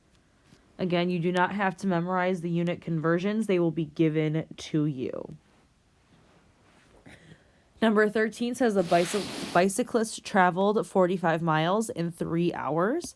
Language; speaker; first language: English; native; English